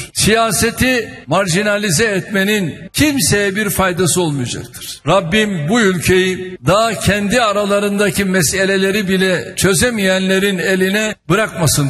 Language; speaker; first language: Turkish; native; Turkish